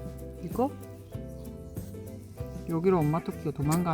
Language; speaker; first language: Korean; native; Korean